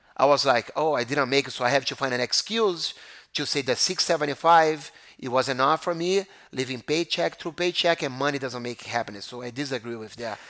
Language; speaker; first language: English; non-native, fluent; Portuguese